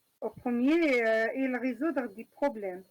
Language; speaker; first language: French; non-native, learner; Arabic